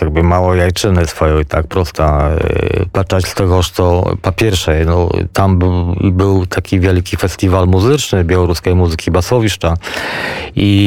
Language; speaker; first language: Polish; non-native, local second language; Belarusian